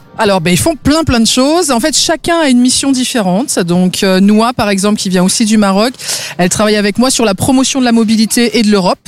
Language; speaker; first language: French; native; French